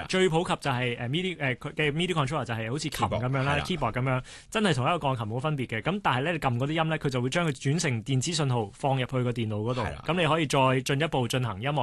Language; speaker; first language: Cantonese; native; Cantonese